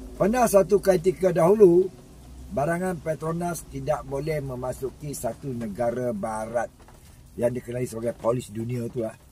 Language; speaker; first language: Malay; native; Malay